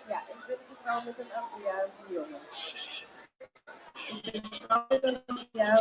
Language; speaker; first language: Dutch; non-native, fluent; English